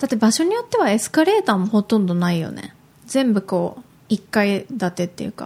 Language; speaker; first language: Japanese; native; Japanese